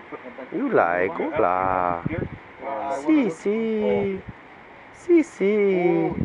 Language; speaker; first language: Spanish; non-native, learner; English